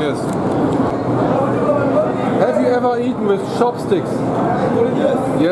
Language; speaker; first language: English; non-native, fluent; German